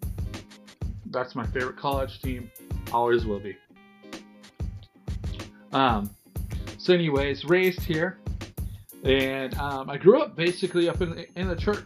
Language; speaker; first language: English; native; English